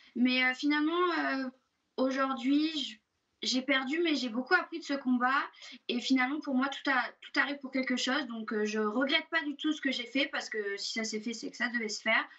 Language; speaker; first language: French; native; French